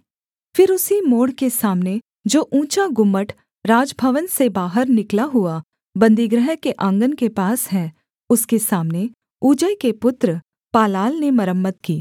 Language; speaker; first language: Hindi; native; Hindi